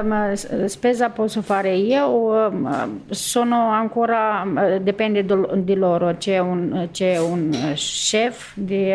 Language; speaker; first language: Italian; non-native, learner; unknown